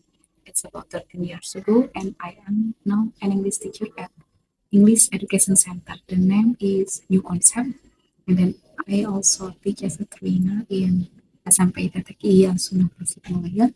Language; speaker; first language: English; non-native, fluent; Indonesian